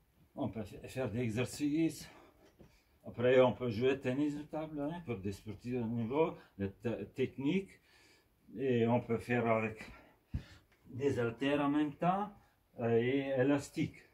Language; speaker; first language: French; non-native, fluent; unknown